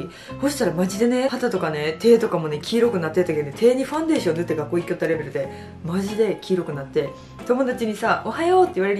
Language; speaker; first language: Japanese; native; Japanese